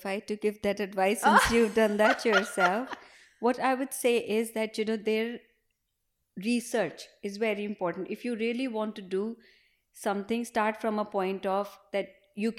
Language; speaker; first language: English; non-native, local second language; Hindi